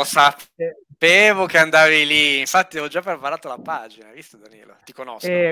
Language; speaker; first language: Italian; native; Italian